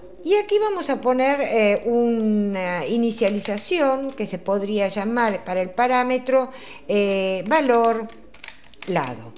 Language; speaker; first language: Spanish; native; Spanish